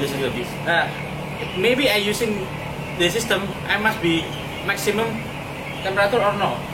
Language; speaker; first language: English; non-native, learner; Indonesian